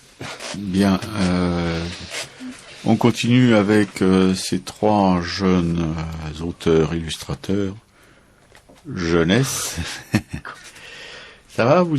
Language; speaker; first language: French; native; French